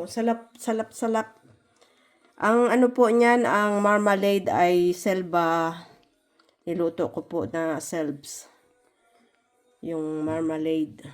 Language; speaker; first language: Filipino; native; Filipino